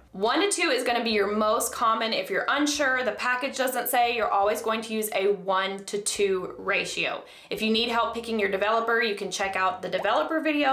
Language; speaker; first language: English; native; English